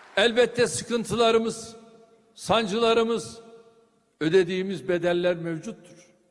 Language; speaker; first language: Turkish; native; Turkish